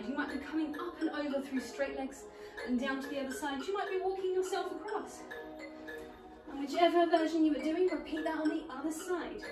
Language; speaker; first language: English; native; English